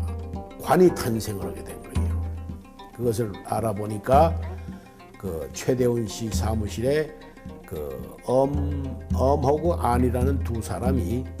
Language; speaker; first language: Korean; native; Korean